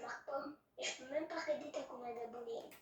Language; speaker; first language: French; native; French